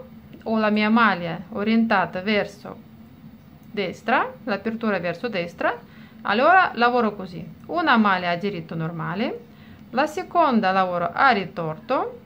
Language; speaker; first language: Italian; non-native, fluent; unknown